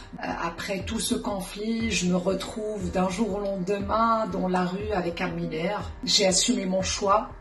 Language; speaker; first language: French; non-native, local second language; Arabic